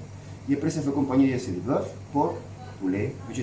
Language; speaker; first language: French; non-native, fluent; Spanish